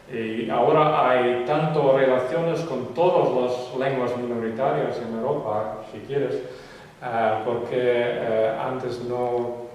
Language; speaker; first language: Spanish; non-native, fluent; Western Frisian